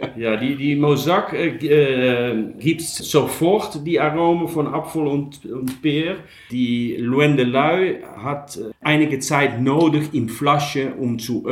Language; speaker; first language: German; non-native, learner; Dutch